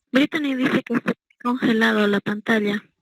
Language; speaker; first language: Spanish; native; Spanish